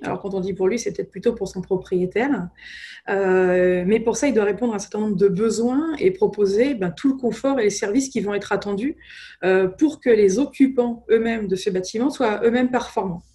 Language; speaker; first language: French; native; French